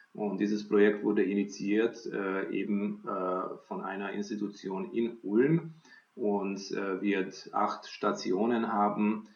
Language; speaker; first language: German; non-native, fluent; Hungarian